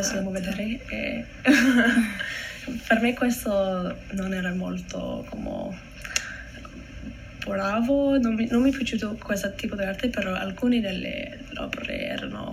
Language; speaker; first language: Italian; non-native, learner; English